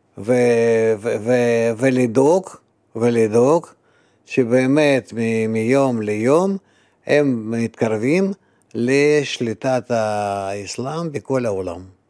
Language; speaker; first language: Hebrew; non-native, fluent; Russian